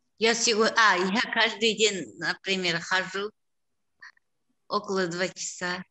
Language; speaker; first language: Russian; non-native, local second language; Kazakh